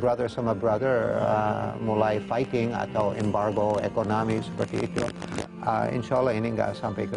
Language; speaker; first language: Indonesian; non-native, fluent; English